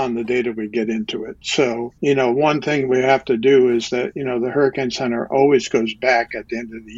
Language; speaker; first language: English; native; English